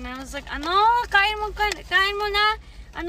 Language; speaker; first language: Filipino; non-native, learner; English